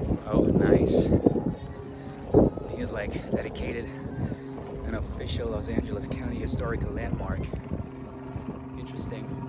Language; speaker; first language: English; non-native, fluent; German